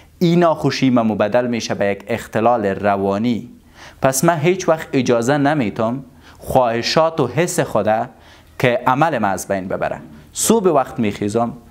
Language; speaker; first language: Persian; non-native, local second language; Pashto